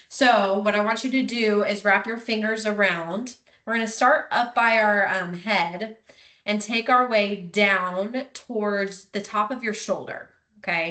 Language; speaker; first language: English; native; English